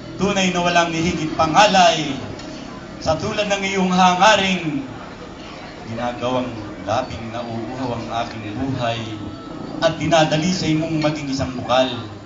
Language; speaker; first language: Filipino; native; Filipino